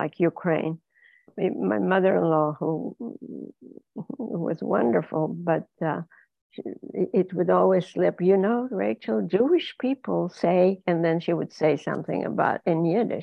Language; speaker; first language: English; non-native, fluent; Ladino